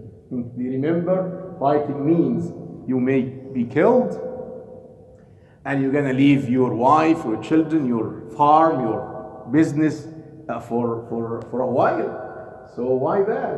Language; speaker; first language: English; non-native, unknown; Arabic